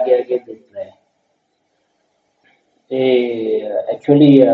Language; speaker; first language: Hindi; non-native, learner; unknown